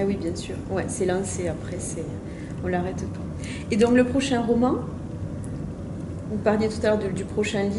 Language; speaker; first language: French; native; French